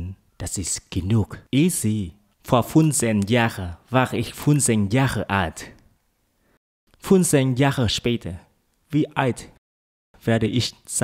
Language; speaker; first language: German; non-native, learner; Vietnamese